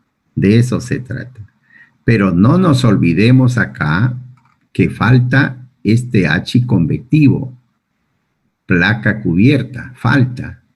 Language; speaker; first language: Spanish; native; Spanish